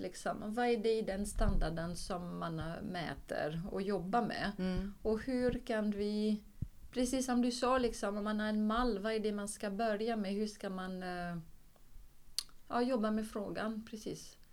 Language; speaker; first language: Swedish; non-native, fluent; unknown